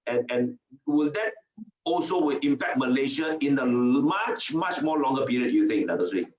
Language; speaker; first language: English; non-native, local second language; Chinese